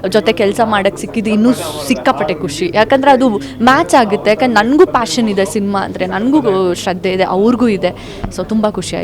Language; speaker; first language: Kannada; non-native, local second language; Tulu